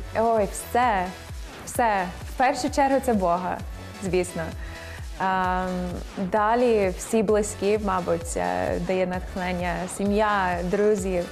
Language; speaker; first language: Ukrainian; non-native, fluent; English